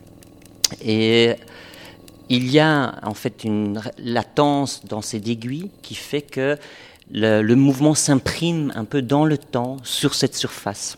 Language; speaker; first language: French; non-native, fluent; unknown